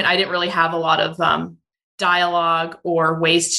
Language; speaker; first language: English; native; English